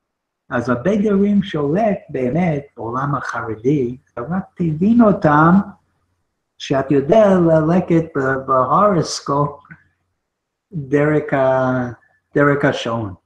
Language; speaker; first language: Hebrew; non-native, fluent; English